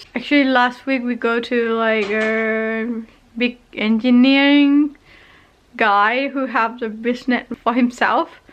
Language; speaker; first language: English; non-native, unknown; Thai